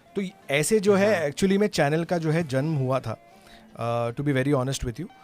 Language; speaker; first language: Hindi; non-native, local second language; Tamil